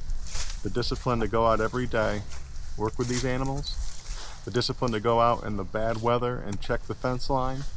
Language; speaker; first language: English; native; English